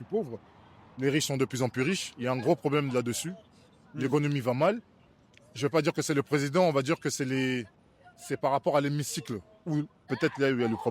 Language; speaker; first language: French; native; French